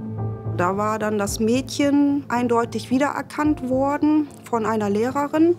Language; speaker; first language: German; native; German